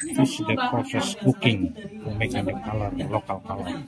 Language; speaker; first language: English; non-native, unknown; Indonesian